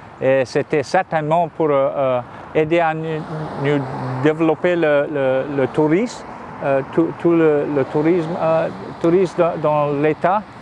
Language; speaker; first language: French; native; French